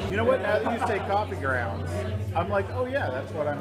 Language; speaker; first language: English; native; English